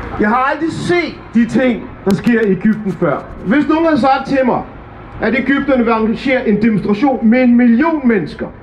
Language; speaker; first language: Danish; early bilingual, other home language; Arabic